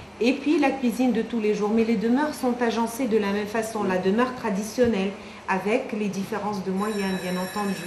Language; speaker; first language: French; non-native, local second language; Arabic